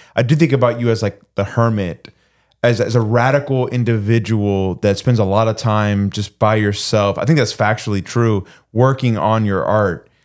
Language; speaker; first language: English; early bilingual, other home language; Spanish